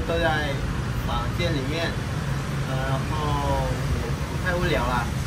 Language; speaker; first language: Chinese; non-native, learner; Vietnamese